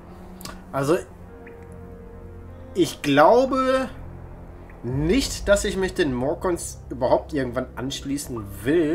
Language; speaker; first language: German; native; German